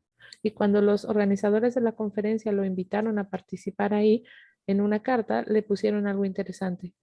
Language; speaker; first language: Spanish; native; Spanish